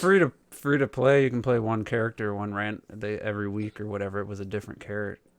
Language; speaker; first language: English; native; English